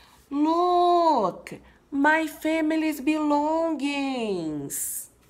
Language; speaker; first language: English; non-native, fluent; Portuguese